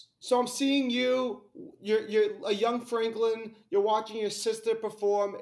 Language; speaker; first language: English; native; English